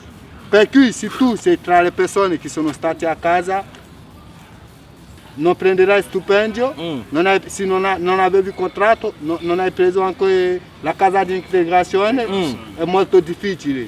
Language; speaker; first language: Italian; non-native, fluent; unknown